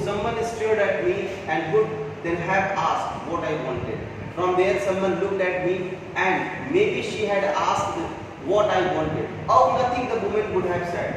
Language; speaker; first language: English; non-native, local second language; Hindi